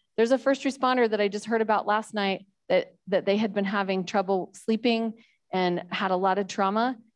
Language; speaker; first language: English; native; English